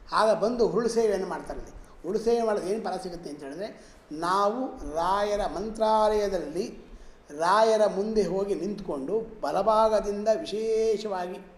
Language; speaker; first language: Kannada; native; Kannada